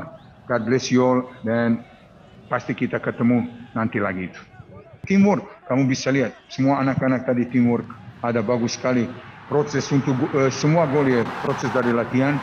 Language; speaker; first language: Indonesian; non-native, fluent; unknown